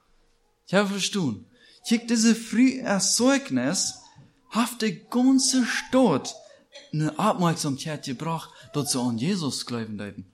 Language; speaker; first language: German; non-native, learner; Plautdietsch